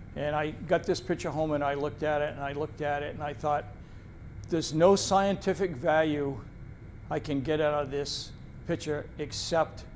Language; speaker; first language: English; native; English